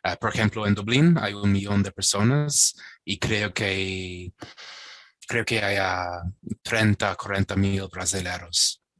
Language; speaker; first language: Spanish; non-native, fluent; English